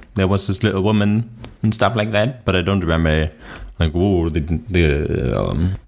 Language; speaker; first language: English; non-native, fluent; German